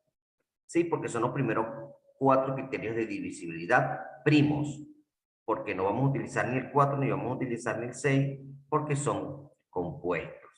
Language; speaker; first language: Spanish; native; Spanish